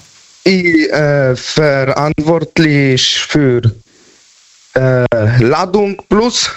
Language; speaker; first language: German; non-native, learner; Polish